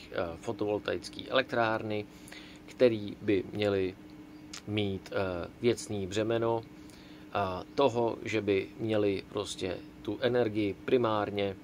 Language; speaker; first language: Czech; native; Czech